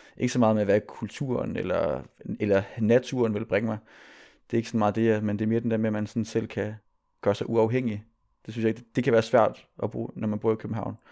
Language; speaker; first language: Danish; native; Danish